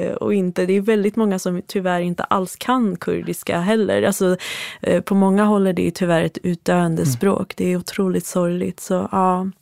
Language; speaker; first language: Swedish; early bilingual, other home language; Central Kurdish